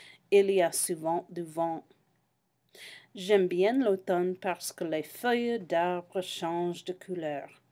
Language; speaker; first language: French; non-native, fluent; English